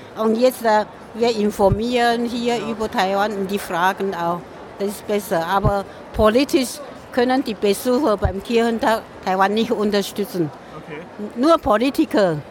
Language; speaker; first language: German; non-native, learner; Min Nan Chinese